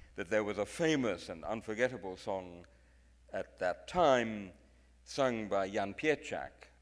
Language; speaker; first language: English; native; English